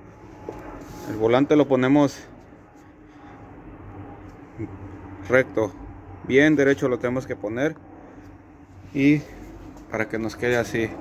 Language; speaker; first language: Spanish; native; Spanish